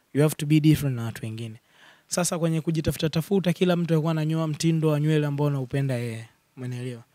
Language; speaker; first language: Swahili; native; Swahili